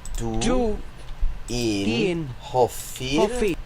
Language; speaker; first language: Welsh; non-native, learner; English